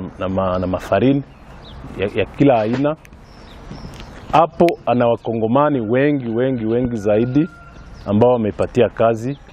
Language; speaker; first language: Swahili; native; Swahili